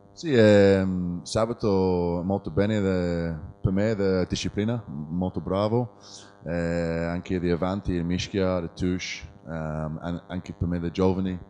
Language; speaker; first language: Italian; non-native, learner; English